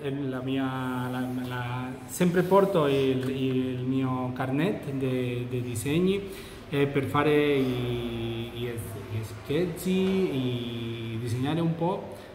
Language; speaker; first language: Italian; non-native, fluent; Catalan